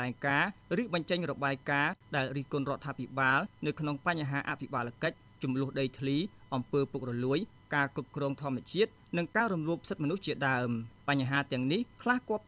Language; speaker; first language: Khmer; native; Khmer